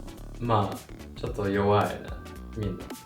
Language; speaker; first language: Japanese; non-native, learner; English